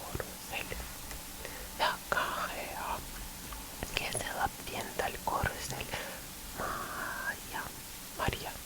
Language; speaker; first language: Estonian; non-native, learner; Russian